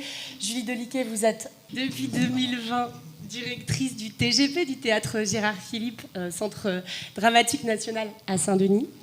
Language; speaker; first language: French; native; French